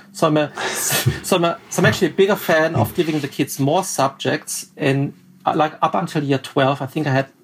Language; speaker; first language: English; non-native, fluent; German